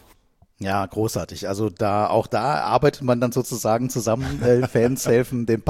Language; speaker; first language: German; native; German